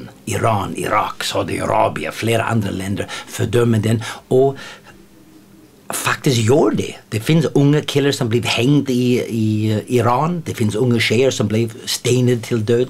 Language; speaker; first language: Swedish; non-native, fluent; English